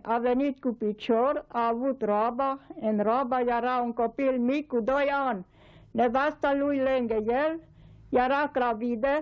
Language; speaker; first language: Romanian; non-native, local second language; German